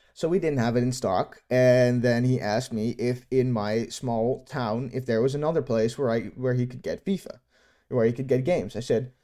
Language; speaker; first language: English; non-native, fluent; Dutch